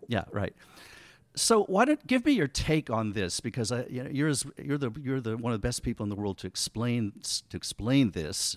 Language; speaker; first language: English; native; English